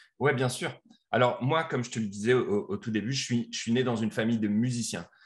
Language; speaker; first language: French; native; French